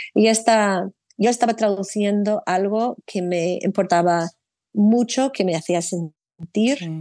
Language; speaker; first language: Spanish; non-native, fluent; English